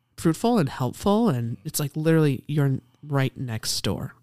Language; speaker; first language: English; native; English